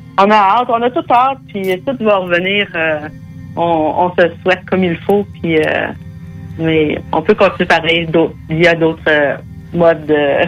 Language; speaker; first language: French; native; French